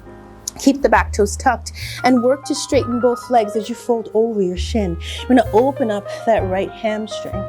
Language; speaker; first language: English; native; English